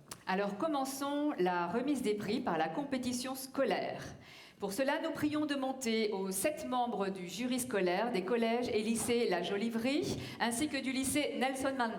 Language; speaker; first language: French; native; French